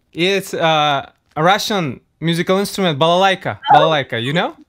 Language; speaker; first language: English; non-native, learner; Tatar